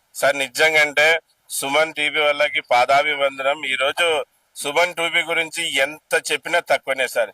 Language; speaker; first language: Telugu; native; Telugu